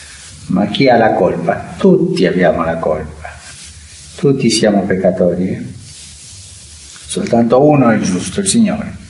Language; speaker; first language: Italian; non-native, fluent; Spanish